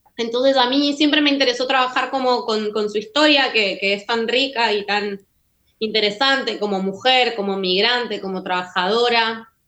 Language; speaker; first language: Spanish; native; Spanish